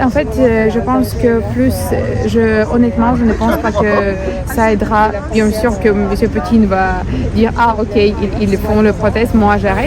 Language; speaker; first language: French; non-native, learner; Ukrainian